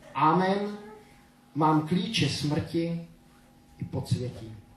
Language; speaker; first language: Czech; native; Czech